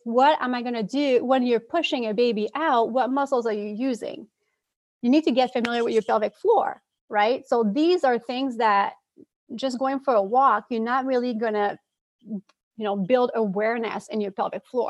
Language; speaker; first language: English; non-native, fluent; French